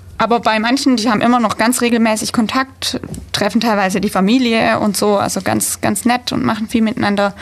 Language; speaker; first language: German; native; German